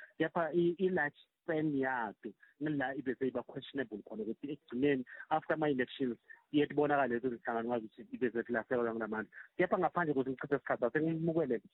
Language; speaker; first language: Zulu; non-native, local second language; Swati